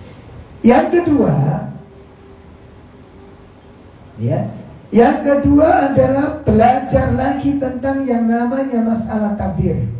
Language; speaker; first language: Indonesian; non-native, local second language; Javanese